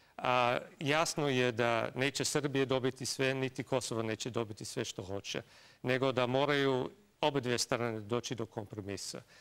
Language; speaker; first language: Serbian; non-native, fluent; English